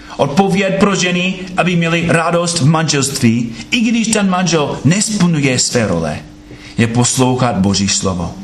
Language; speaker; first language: Czech; non-native, fluent; English